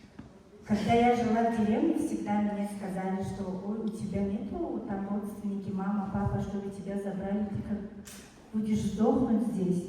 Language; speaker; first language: Russian; non-native, fluent; Tajik